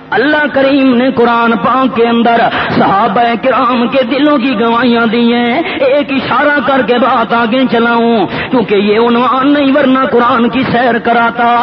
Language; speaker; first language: Urdu; non-native, local second language; Pashto